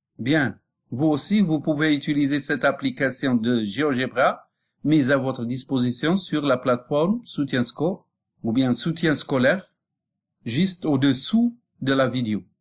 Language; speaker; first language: French; non-native, local second language; Arabic